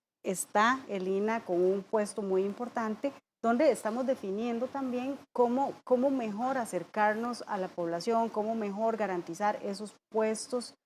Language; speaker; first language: Spanish; native; Spanish